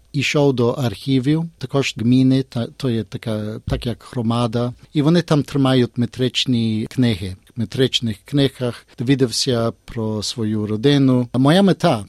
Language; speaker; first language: Ukrainian; early bilingual, heritage; Ukrainian